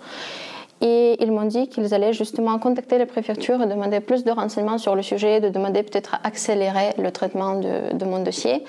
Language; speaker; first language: French; non-native, fluent; Russian